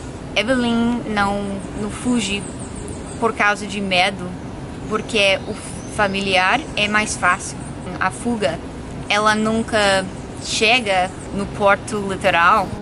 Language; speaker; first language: Portuguese; non-native, fluent; English